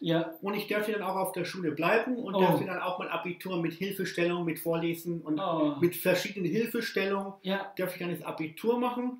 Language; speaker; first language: German; early bilingual, other home language; English